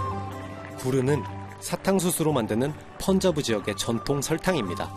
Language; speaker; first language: Korean; native; Korean